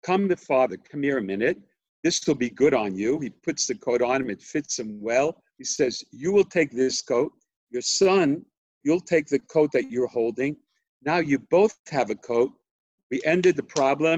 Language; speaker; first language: English; native; English